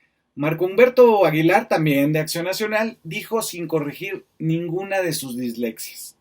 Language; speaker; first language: Spanish; native; Spanish